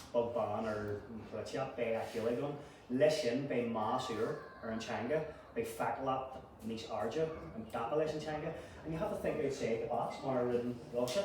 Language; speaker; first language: Irish; non-native, local second language; English